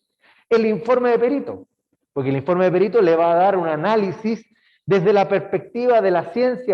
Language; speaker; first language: Spanish; native; Spanish